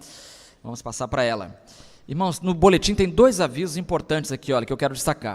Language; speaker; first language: Portuguese; native; Portuguese